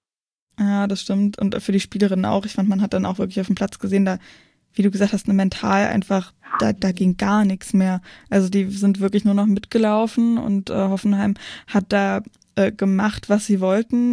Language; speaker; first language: German; native; German